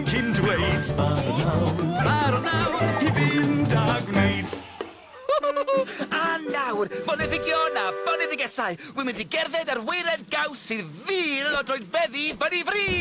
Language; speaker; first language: Welsh; native; Welsh